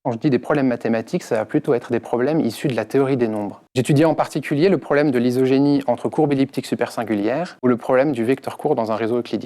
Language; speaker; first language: French; native; French